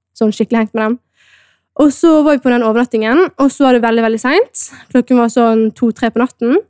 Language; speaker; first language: Norwegian; early bilingual, other home language; Amharic